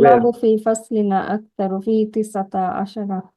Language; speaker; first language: Arabic; non-native, learner; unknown